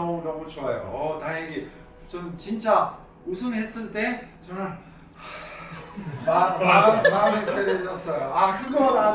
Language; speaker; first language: Korean; non-native, learner; Italian